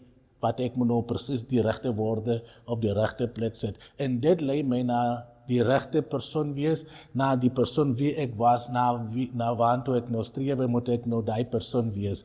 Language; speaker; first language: Afrikaans; non-native, local second language; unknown